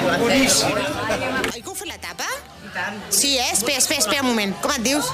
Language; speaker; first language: Catalan; native; Catalan